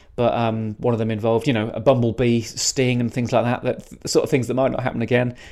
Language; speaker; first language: English; native; English